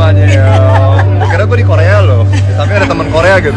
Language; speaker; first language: Indonesian; native; Indonesian